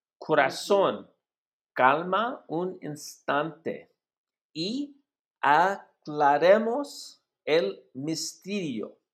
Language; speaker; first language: Spanish; non-native, learner; English